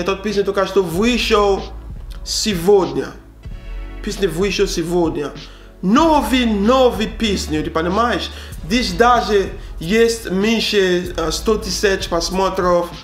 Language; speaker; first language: Russian; non-native, learner; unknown